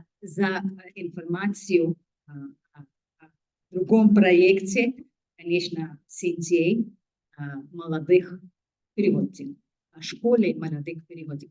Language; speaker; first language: Russian; non-native, fluent; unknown